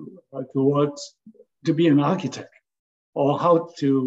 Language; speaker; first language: English; non-native, local second language; Cantonese